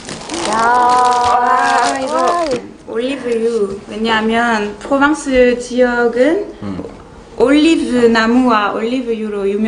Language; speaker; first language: Korean; non-native, learner; French